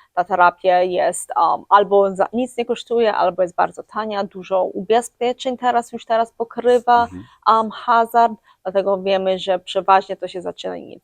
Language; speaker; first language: Polish; early bilingual, heritage; English